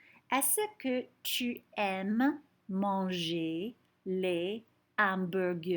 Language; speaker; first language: French; non-native, fluent; English